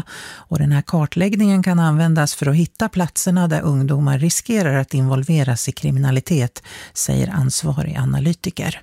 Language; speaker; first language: Swedish; native; Swedish